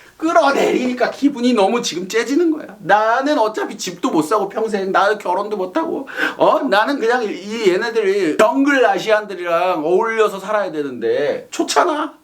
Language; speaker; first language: Korean; native; Korean